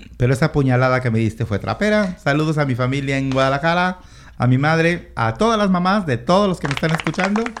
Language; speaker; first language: Spanish; native; Spanish